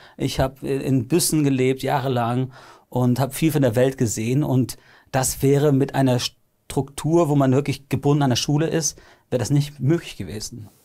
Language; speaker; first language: German; early bilingual, other home language; English